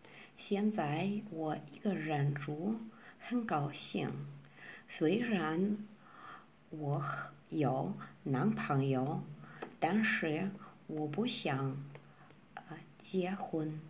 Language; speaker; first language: Chinese; non-native, learner; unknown